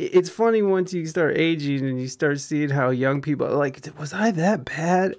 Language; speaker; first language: English; early bilingual, other home language; Spanish